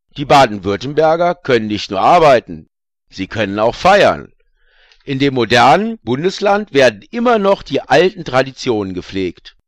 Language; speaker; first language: German; native; German